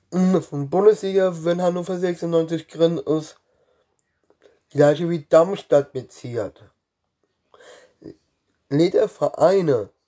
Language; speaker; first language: German; non-native, learner; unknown